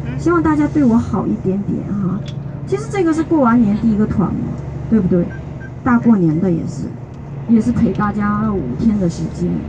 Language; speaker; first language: Chinese; early bilingual, heritage; Chinese